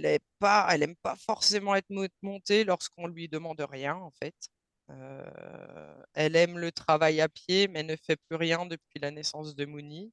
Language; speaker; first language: French; native; French